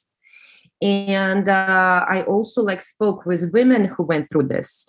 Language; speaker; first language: English; non-native, fluent; Russian